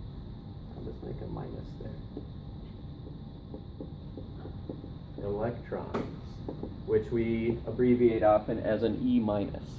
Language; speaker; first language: English; native; English